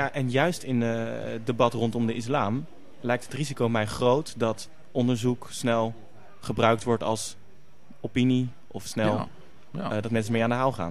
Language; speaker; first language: Dutch; native; Dutch